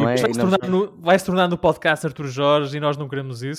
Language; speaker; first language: Portuguese; native; Portuguese